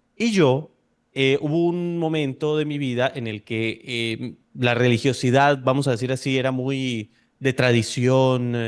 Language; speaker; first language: Spanish; native; Spanish